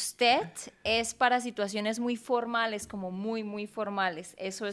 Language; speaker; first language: Spanish; native; Spanish